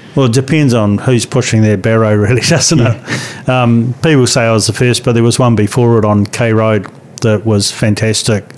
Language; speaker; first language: English; native; English